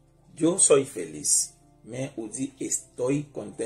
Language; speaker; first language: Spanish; non-native, fluent; Haitian Creole